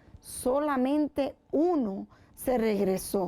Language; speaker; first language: Spanish; native; Spanish